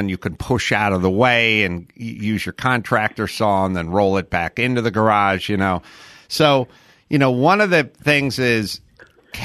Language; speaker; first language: English; native; English